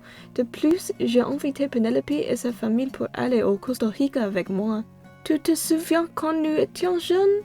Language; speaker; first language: French; non-native, learner; English